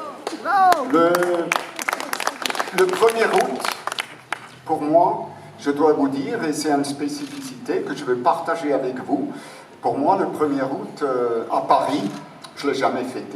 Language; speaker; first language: French; non-native, fluent; German